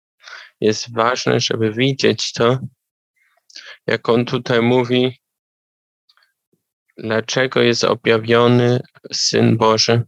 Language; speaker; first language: Polish; non-native, learner; German